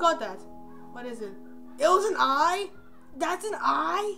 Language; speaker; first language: English; native; English